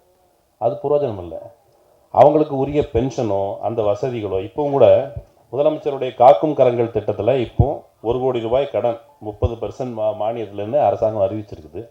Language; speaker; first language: Tamil; native; Tamil